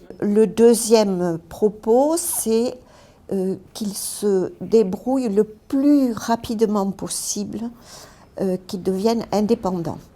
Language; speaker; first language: French; native; French